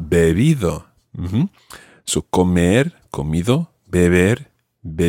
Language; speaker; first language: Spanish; non-native, fluent; English